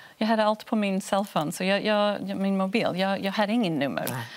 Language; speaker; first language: Swedish; non-native, fluent; Spanish